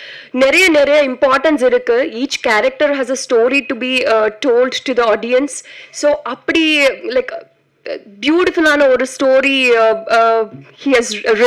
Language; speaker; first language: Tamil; non-native, learner; Telugu